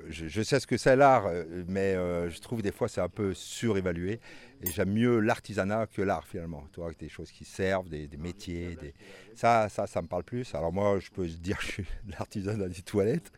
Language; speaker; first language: French; native; French